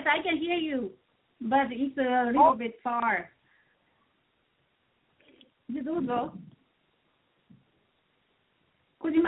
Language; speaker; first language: English; non-native, fluent; Japanese